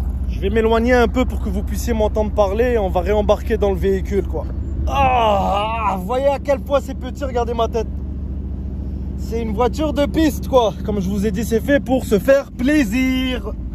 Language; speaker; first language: French; native; French